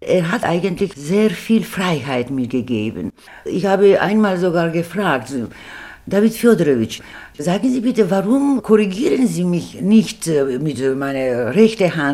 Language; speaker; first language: German; non-native, fluent; Russian